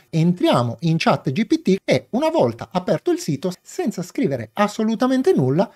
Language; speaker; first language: Italian; native; Italian